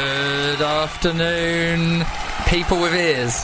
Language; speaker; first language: English; native; English